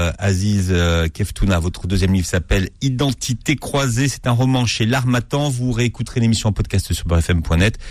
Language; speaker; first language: French; native; French